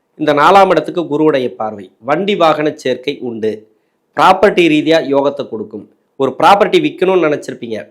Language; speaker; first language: Tamil; native; Tamil